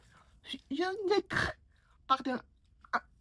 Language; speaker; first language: French; non-native, learner; Mongolian